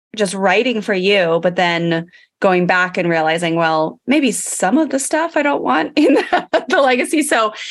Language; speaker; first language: English; native; English